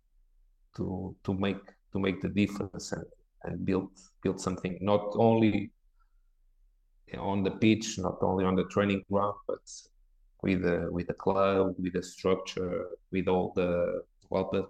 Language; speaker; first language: English; non-native, fluent; Portuguese